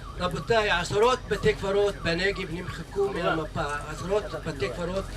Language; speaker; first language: Hebrew; non-native, local second language; Arabic